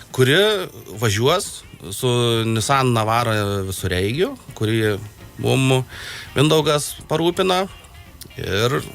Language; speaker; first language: Lithuanian; native; Lithuanian